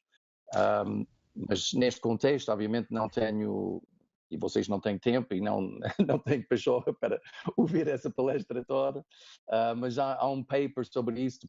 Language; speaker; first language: Portuguese; non-native, fluent; English